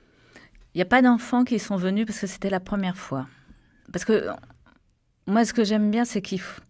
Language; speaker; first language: French; native; French